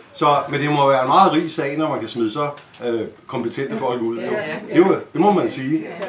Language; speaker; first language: Danish; native; Danish